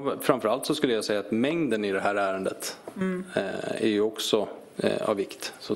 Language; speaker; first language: Swedish; native; Swedish